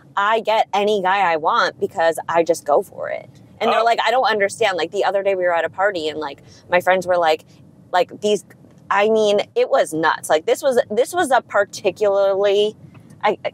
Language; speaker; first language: English; native; English